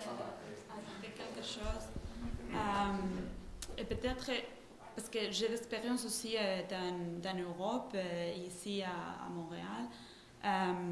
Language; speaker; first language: French; non-native, fluent; Spanish